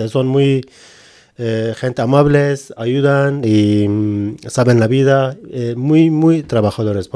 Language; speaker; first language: Spanish; non-native, learner; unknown